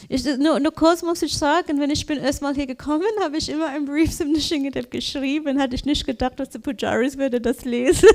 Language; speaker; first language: German; non-native, learner; English